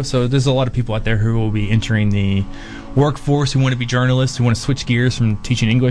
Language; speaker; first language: English; native; English